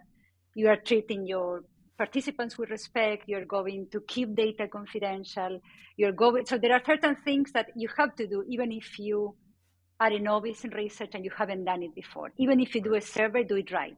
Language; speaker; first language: English; non-native, fluent; Spanish